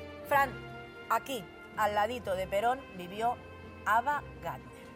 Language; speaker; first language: Spanish; native; Spanish